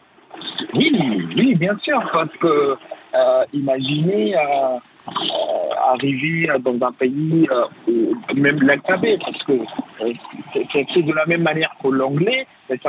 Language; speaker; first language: French; non-native, fluent; Arabic